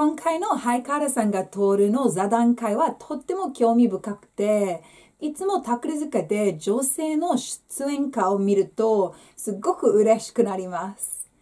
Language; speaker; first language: Japanese; non-native, fluent; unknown